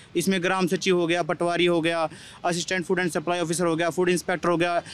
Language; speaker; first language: Hindi; native; Hindi